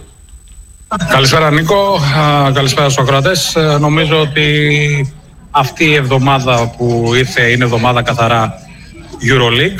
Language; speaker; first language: Greek; native; Greek